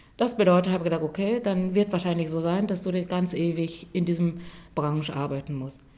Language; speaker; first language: German; non-native, fluent; Vietnamese